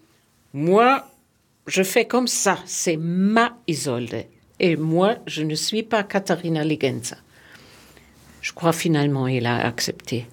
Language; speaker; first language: French; non-native, fluent; German